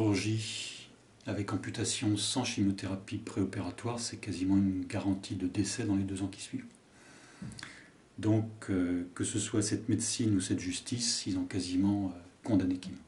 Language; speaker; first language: French; native; French